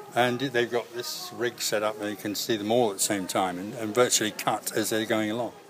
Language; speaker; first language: English; native; English